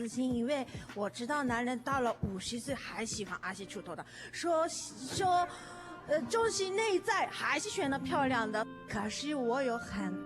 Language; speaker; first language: Chinese; non-native, fluent; Japanese